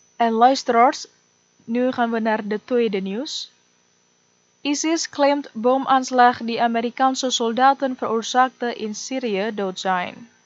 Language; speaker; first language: Dutch; non-native, fluent; Indonesian